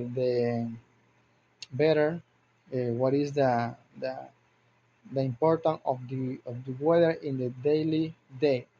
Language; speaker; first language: English; non-native, learner; Spanish